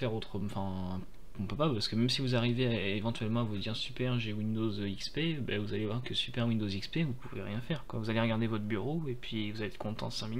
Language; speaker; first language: French; native; French